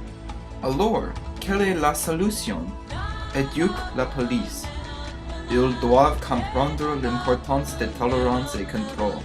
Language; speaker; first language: French; non-native, learner; English